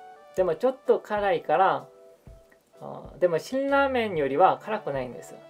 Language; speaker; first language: Japanese; non-native, fluent; Korean